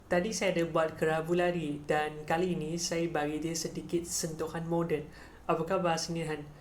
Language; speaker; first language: Malay; non-native, local second language; Chinese